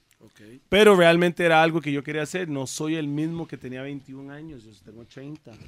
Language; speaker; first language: Spanish; early bilingual, other home language; English